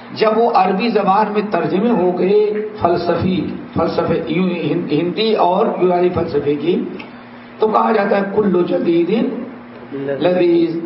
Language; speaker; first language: Urdu; native; Urdu